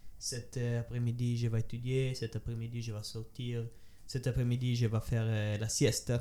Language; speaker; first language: French; non-native, learner; Italian